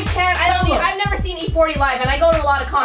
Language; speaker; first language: English; native; English